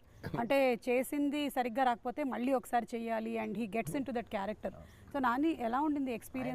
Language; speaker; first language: Telugu; native; Telugu